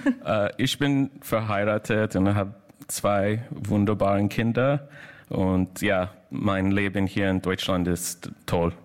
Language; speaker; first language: German; non-native, learner; English